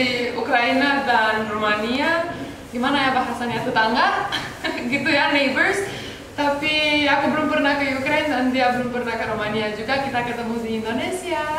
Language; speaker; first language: Indonesian; non-native, fluent; Romanian